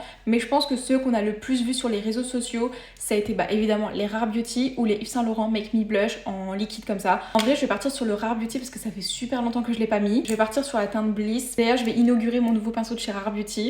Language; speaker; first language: French; native; French